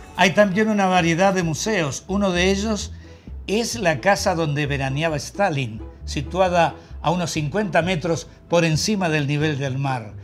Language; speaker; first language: Spanish; native; Spanish